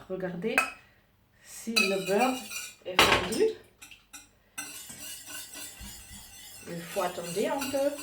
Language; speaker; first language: French; non-native, learner; German